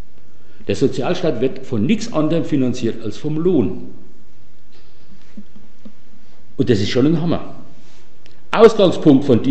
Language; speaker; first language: German; native; German